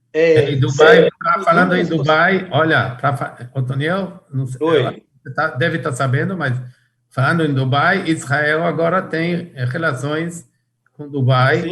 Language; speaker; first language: Portuguese; non-native, fluent; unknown